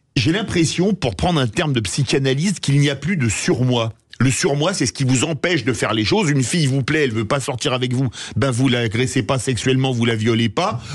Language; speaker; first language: French; native; French